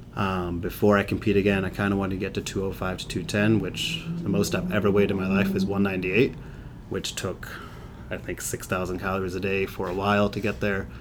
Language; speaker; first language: English; native; English